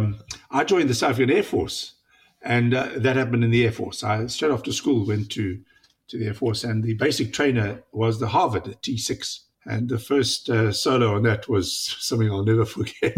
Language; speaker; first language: English; native; English